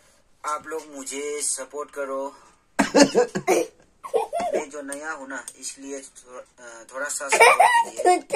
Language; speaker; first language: Hindi; non-native, local second language; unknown